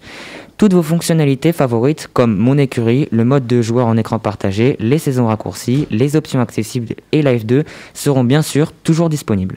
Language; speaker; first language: French; native; French